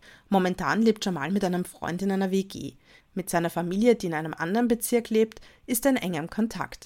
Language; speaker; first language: German; native; German